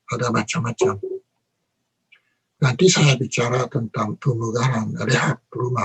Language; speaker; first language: Indonesian; non-native, learner; Japanese